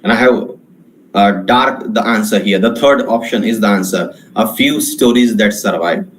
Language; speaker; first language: English; non-native, local second language; Marathi